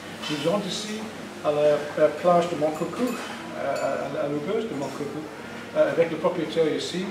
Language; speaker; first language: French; non-native, learner; English